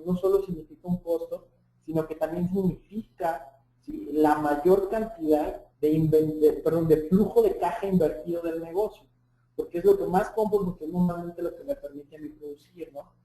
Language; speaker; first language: Spanish; native; Spanish